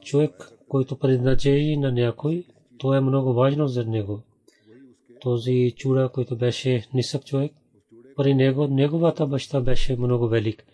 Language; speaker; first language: Bulgarian; non-native, learner; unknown